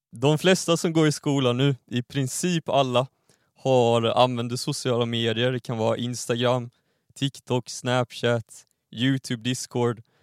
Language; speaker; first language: Swedish; native; Swedish